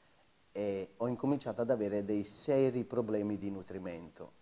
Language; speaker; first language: Italian; native; Italian